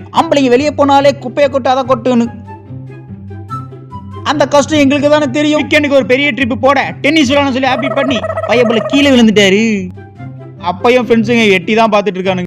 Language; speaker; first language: Tamil; native; Tamil